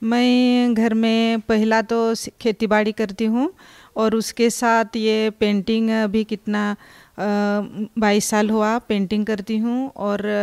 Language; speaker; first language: Hindi; non-native, local second language; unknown